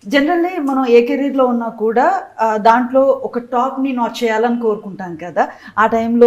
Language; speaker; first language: Telugu; native; Telugu